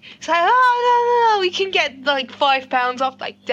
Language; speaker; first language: English; non-native, fluent; Greek